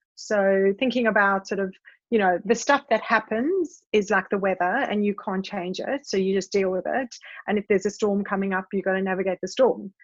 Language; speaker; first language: English; native; English